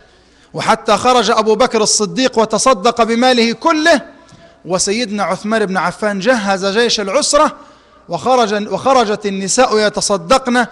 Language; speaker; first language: Arabic; native; Arabic